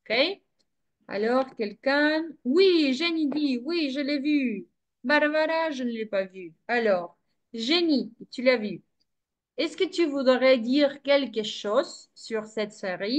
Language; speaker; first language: French; non-native, fluent; Spanish